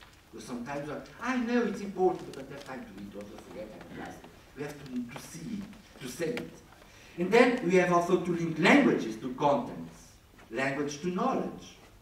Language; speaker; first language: English; non-native, fluent; Portuguese